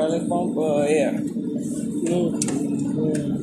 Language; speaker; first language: English; non-native, learner; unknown